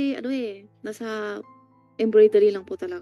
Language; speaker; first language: Filipino; non-native, learner; Chinese